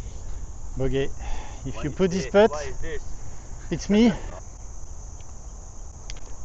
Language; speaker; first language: English; non-native, learner; French